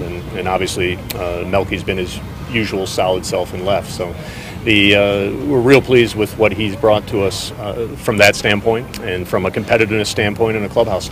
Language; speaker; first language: English; native; English